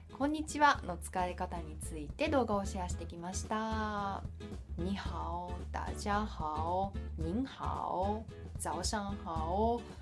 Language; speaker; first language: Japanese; native; Japanese